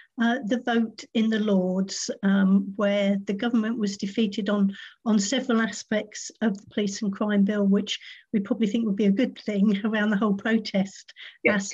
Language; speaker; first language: English; native; English